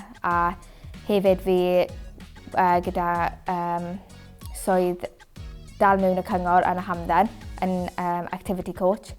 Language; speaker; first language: Welsh; native; Welsh